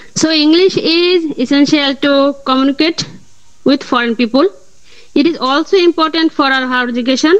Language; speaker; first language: English; non-native, learner; Bangla